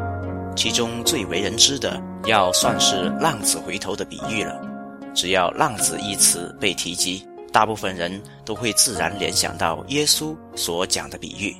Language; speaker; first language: Chinese; native; Chinese